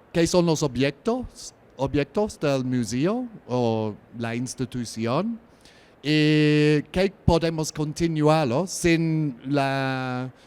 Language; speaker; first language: Spanish; non-native, learner; English